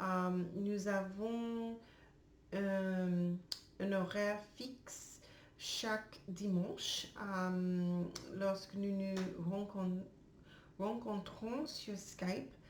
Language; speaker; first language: French; non-native, learner; English